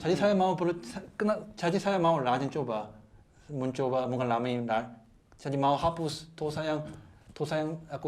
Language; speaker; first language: Indonesian; non-native, learner; Korean